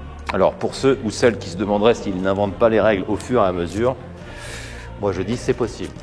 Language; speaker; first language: French; native; French